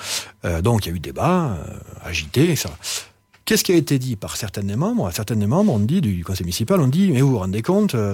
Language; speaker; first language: French; native; French